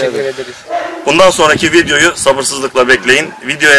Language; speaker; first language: Turkish; native; Turkish